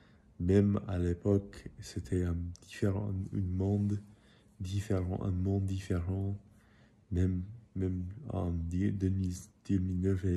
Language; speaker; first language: French; non-native, learner; English